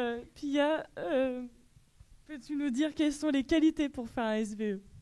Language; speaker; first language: French; native; French